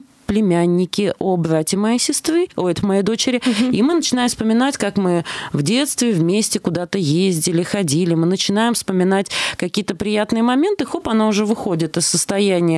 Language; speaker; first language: Russian; native; Russian